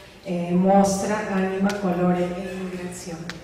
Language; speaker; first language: Italian; non-native, fluent; Spanish